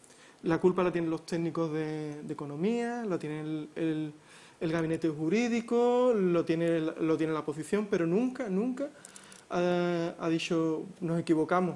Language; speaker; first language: Spanish; native; Spanish